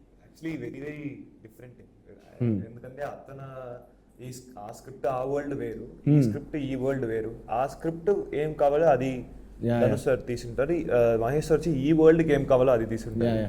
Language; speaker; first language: Telugu; non-native, fluent; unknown